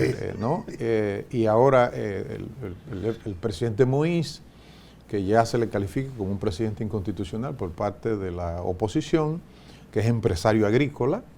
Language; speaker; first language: Spanish; native; Spanish